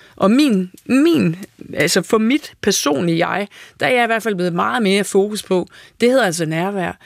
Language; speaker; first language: Danish; native; Danish